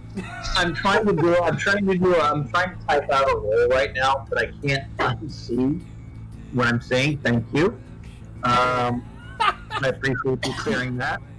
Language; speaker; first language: English; native; English